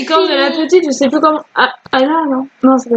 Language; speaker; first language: French; native; French